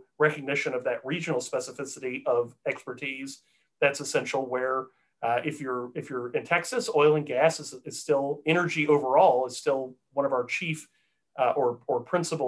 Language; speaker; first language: English; native; English